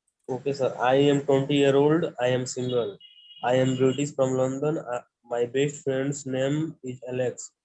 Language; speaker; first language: English; non-native, learner; Hindi